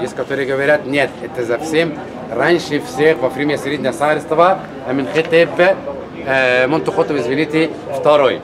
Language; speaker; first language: Russian; non-native, fluent; Arabic